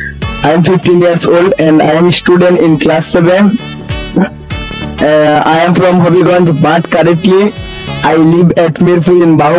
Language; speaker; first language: English; non-native, learner; Bangla